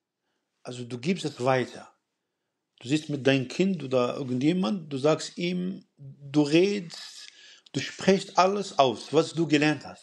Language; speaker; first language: German; non-native, fluent; Arabic